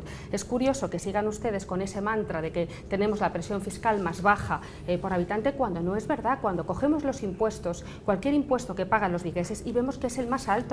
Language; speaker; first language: Spanish; native; Spanish